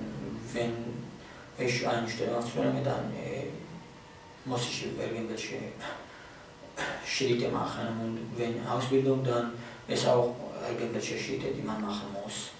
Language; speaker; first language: German; non-native, fluent; Arabic